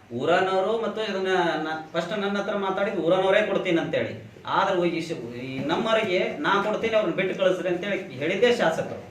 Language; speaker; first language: Kannada; non-native, local second language; Lambadi